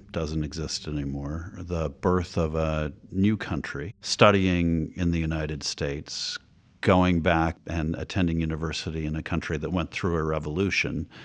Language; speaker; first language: English; native; English